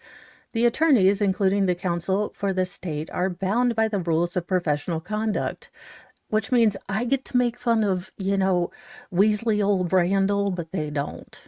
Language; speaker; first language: English; native; English